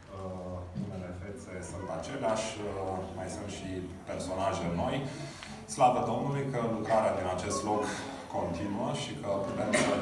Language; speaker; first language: Romanian; native; Romanian